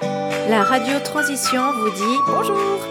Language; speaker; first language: French; non-native, learner; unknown